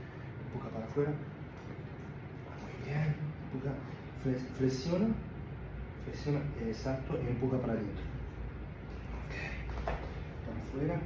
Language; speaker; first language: Spanish; non-native, fluent; Italian